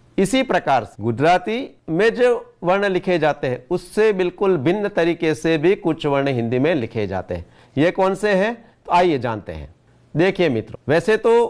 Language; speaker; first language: Hindi; non-native, local second language; Gujarati